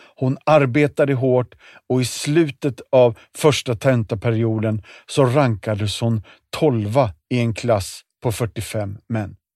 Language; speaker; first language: Swedish; native; Swedish